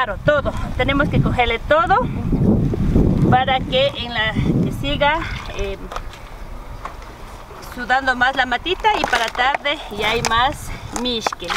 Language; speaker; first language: Spanish; native; Spanish